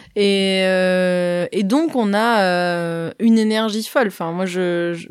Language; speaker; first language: French; early bilingual, other home language; Arabic